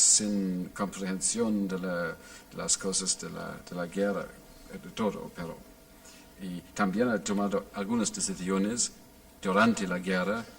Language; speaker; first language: Spanish; non-native, fluent; English